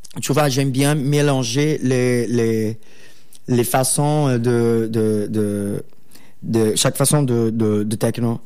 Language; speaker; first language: French; non-native, learner; Portuguese